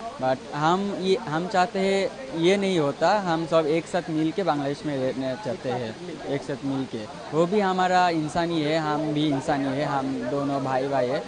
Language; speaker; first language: Hindi; non-native, learner; Bangla